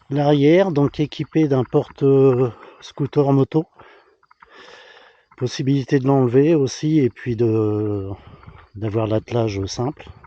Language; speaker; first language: French; native; French